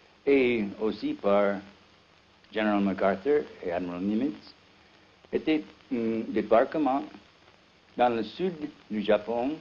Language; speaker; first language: French; non-native, fluent; English